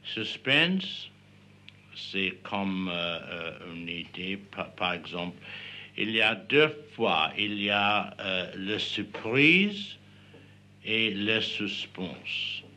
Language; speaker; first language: French; non-native, learner; English